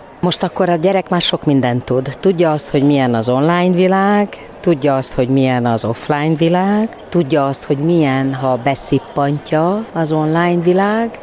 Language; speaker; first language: Hungarian; native; Hungarian